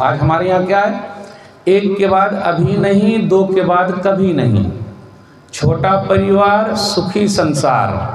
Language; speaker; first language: Urdu; native; Urdu